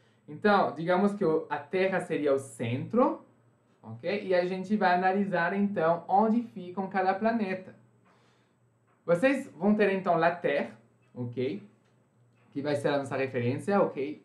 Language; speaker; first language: Portuguese; non-native, fluent; French